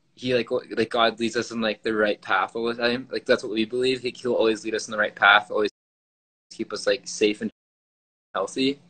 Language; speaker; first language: English; native; English